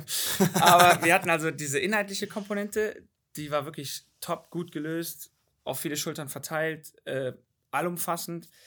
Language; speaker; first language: German; native; German